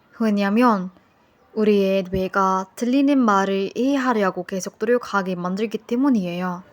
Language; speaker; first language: Korean; non-native, fluent; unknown